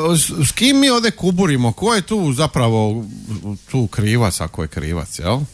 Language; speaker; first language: Croatian; native; Croatian